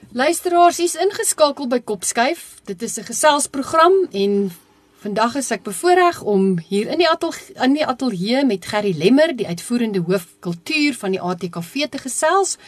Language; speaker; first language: Afrikaans; native; Afrikaans